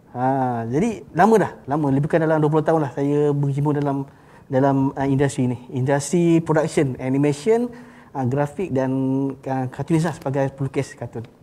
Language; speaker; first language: Malay; native; Malay